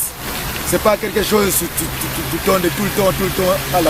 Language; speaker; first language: French; non-native, learner; English